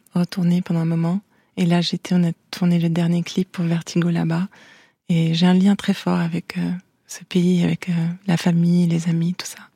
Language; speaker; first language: French; non-native, local second language; Arabic